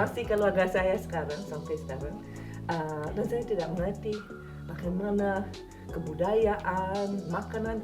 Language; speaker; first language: Indonesian; non-native, fluent; English